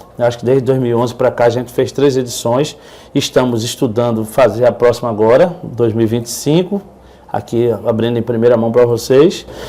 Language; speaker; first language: Portuguese; native; Portuguese